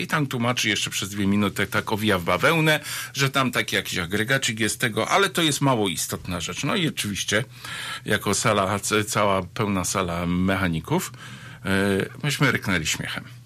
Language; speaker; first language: Polish; native; Polish